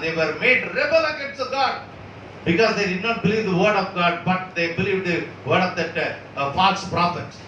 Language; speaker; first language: English; non-native, local second language; Tamil